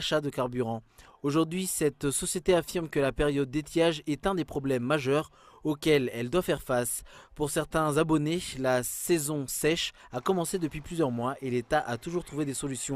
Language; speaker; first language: French; non-native, local second language; Malagasy